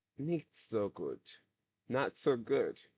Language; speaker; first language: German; non-native, learner; Amharic